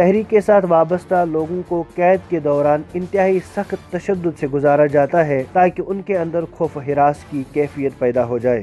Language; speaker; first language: Urdu; non-native, local second language; Kashmiri